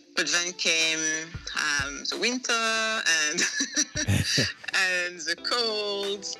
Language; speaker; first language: English; non-native, fluent; French